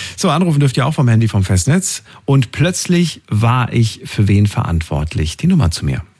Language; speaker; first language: German; native; German